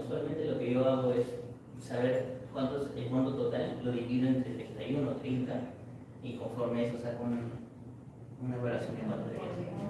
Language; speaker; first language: Spanish; native; Spanish